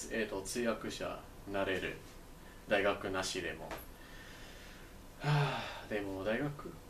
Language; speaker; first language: Japanese; non-native, learner; English